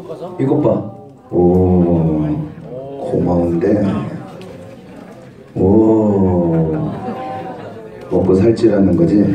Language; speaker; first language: Korean; native; Korean